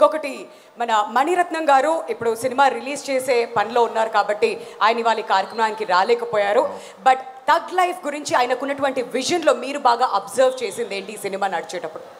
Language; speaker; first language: Telugu; native; Telugu